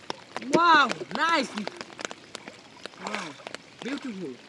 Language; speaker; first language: English; non-native, learner; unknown